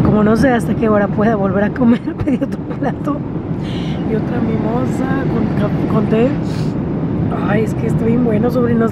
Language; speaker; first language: Spanish; native; Spanish